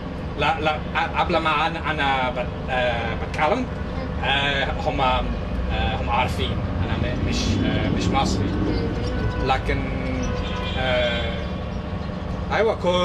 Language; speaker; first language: Arabic; non-native, learner; English